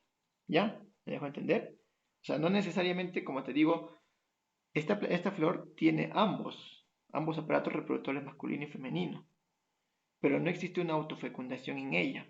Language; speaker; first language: Spanish; native; Spanish